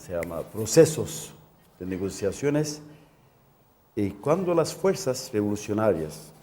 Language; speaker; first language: Spanish; non-native, local second language; Kurdish